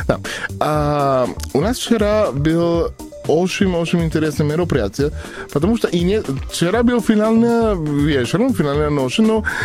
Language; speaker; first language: Russian; non-native, learner; Spanish